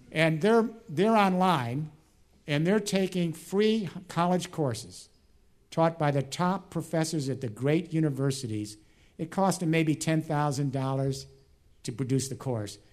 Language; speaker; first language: English; native; English